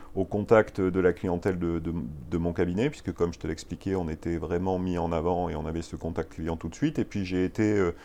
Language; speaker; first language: French; native; French